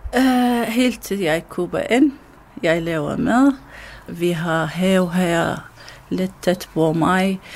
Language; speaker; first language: Danish; non-native, learner; Arabic